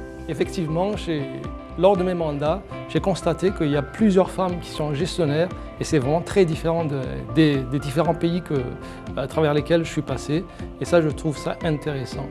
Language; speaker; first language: French; non-native, local second language; Malagasy